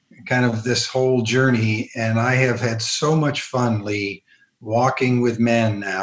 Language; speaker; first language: English; native; English